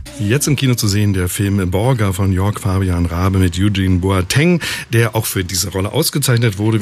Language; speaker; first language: German; native; German